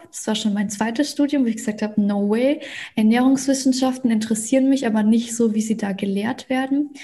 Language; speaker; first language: German; early bilingual, other home language; Russian